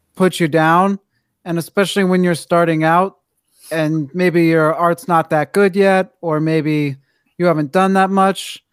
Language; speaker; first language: English; native; English